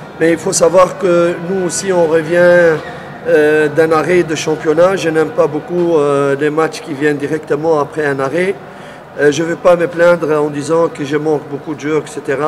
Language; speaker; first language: French; non-native, local second language; Arabic